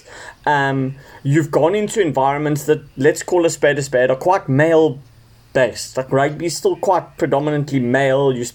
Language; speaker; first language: English; native; English